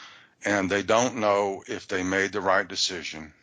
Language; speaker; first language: English; native; English